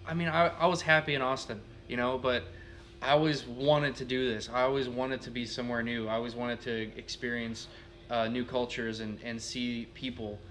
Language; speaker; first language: English; native; English